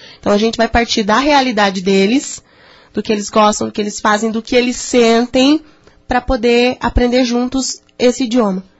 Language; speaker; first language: Portuguese; native; Portuguese